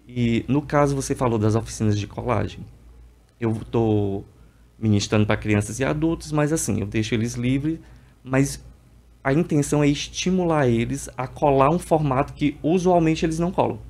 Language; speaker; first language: Portuguese; native; Portuguese